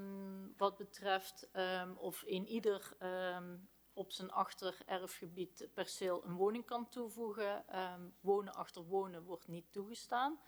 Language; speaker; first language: Dutch; native; Dutch